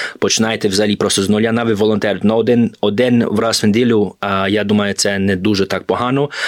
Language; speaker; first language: Ukrainian; early bilingual, heritage; Ukrainian